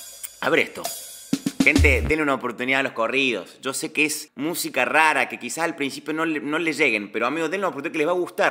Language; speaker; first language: Spanish; native; Spanish